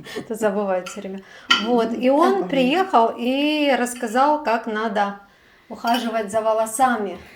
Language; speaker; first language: Russian; native; Russian